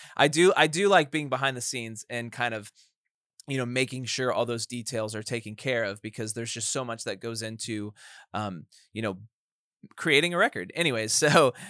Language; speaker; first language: English; native; English